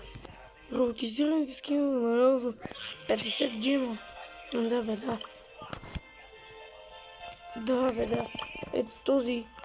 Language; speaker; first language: Bulgarian; native; Bulgarian